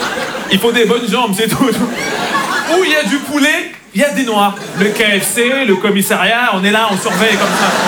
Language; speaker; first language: French; native; French